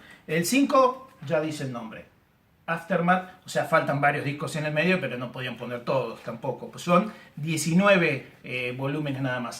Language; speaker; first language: Spanish; native; Spanish